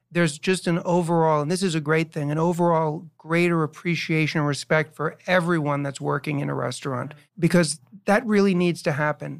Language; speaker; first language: English; native; English